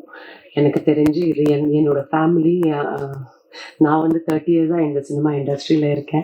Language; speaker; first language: Tamil; non-native, fluent; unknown